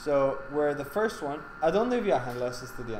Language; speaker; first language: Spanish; non-native, fluent; English